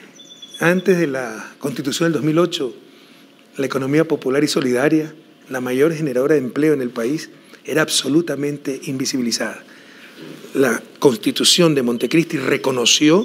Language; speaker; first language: Spanish; native; Spanish